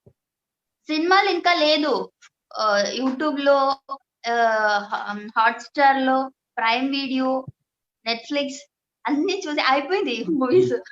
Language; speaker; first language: Telugu; non-native, learner; Malayalam